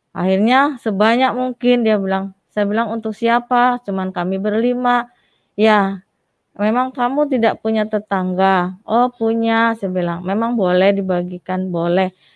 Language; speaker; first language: Indonesian; native; Indonesian